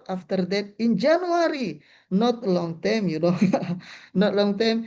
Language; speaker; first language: English; non-native, learner; Indonesian